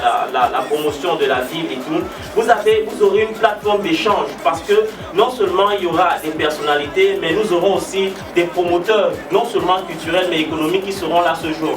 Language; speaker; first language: French; native; French